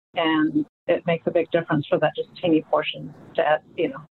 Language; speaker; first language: English; early bilingual, other home language; Filipino